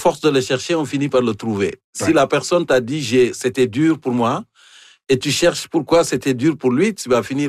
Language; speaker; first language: French; native; French